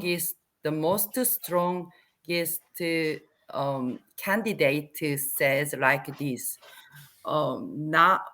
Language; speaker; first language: English; non-native, learner; Korean